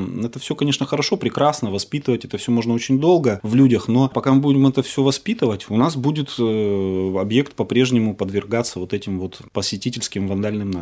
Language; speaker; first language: Russian; native; Russian